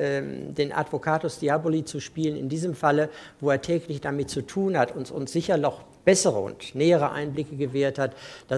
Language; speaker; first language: German; native; German